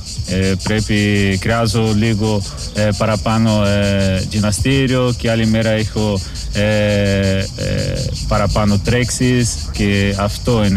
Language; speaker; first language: Greek; non-native, learner; Portuguese